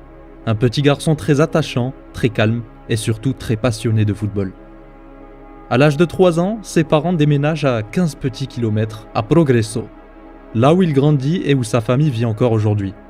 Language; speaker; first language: French; native; French